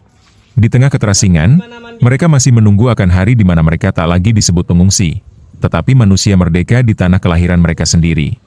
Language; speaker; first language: Indonesian; native; Indonesian